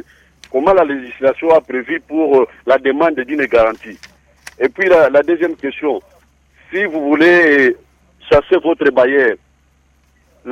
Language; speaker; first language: French; non-native, local second language; Swahili